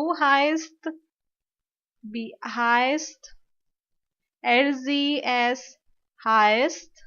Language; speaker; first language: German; non-native, learner; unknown